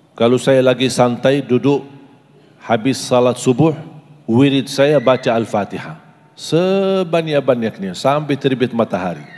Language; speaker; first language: Indonesian; non-native, fluent; Arabic